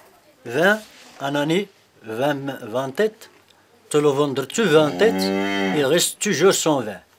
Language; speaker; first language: French; non-native, learner; Berber languages